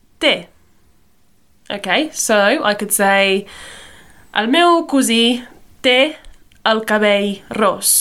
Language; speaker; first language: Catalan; non-native, fluent; English